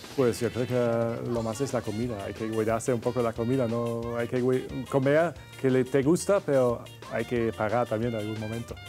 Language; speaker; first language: Spanish; non-native, fluent; German